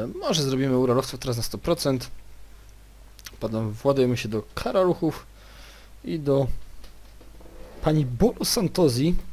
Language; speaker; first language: Polish; native; Polish